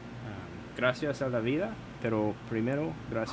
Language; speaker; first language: Spanish; non-native, learner; English